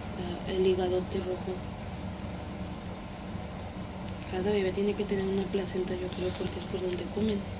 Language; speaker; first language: Spanish; native; Spanish